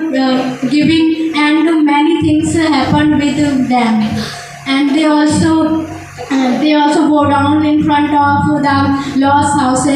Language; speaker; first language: English; non-native, learner; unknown